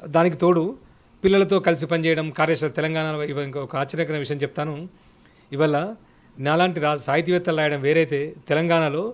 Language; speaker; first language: Telugu; native; Telugu